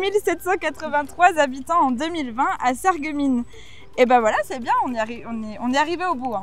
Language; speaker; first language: French; native; French